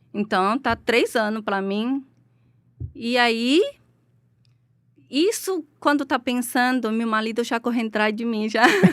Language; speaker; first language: Portuguese; non-native, learner; Chinese